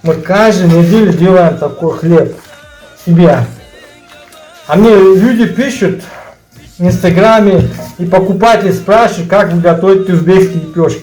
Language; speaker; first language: Russian; non-native, learner; Uzbek